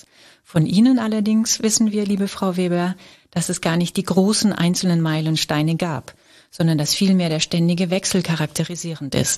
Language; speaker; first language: German; native; German